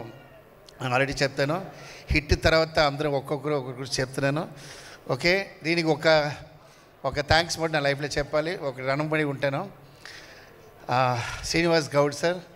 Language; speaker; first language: Telugu; non-native, fluent; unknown